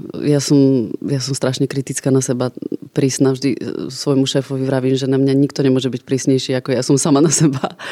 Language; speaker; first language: Slovak; native; Slovak